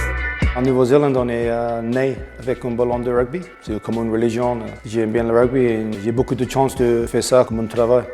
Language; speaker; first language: French; non-native, learner; English